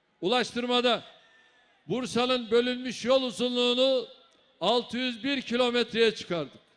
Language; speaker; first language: Turkish; native; Turkish